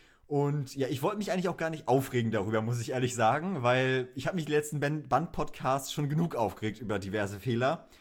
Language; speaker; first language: German; native; German